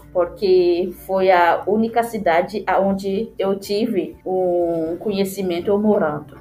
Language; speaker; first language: Portuguese; non-native, learner; Haitian Creole